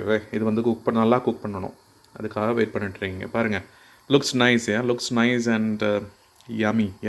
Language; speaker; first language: Tamil; non-native, learner; Malayalam